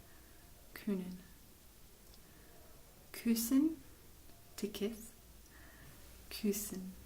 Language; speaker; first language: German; non-native, fluent; English